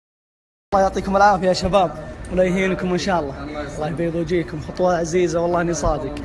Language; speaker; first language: Arabic; native; Arabic